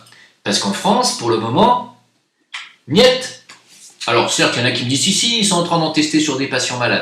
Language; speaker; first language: French; native; French